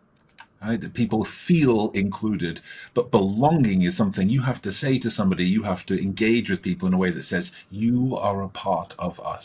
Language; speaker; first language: English; native; English